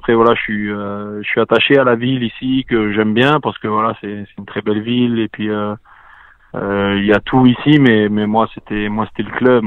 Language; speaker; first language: French; native; French